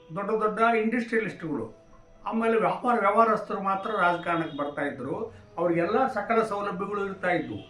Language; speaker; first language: Kannada; native; Kannada